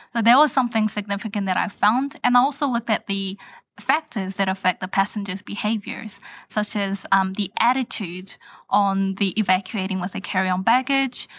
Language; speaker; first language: English; native; English